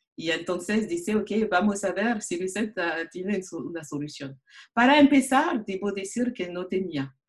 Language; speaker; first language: Spanish; non-native, learner; French